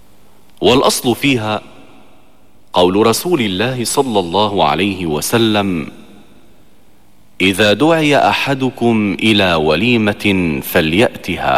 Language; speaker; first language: Arabic; native; Arabic